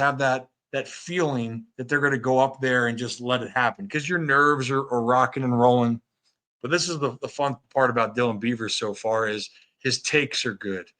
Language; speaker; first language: English; native; English